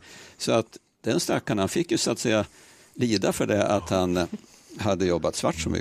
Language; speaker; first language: Swedish; native; Swedish